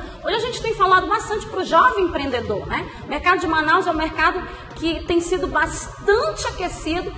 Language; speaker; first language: Portuguese; native; Portuguese